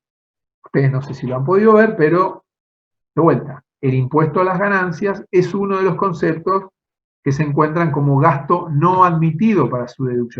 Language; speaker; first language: Spanish; native; Spanish